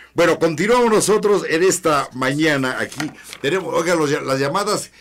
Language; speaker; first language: Spanish; native; Spanish